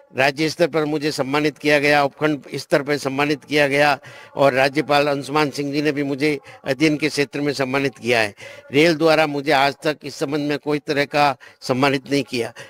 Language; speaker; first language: Hindi; native; Hindi